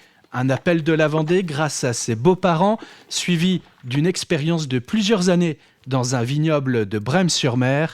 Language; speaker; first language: French; native; French